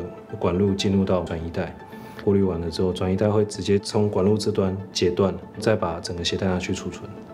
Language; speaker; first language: Chinese; native; Chinese